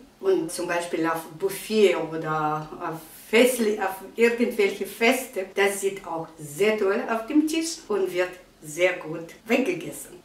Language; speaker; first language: German; non-native, fluent; Russian